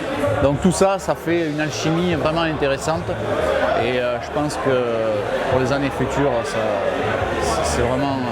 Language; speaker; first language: French; native; French